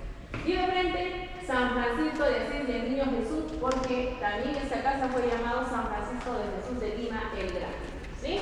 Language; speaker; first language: Spanish; native; Spanish